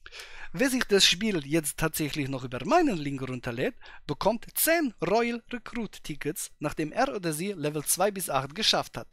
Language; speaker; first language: German; native; German